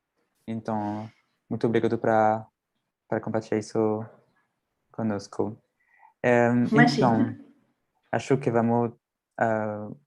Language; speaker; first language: Portuguese; non-native, fluent; French